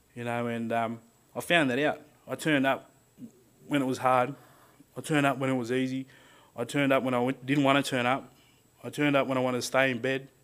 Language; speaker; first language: English; native; English